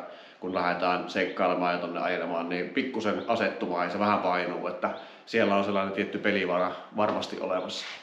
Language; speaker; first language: Finnish; native; Finnish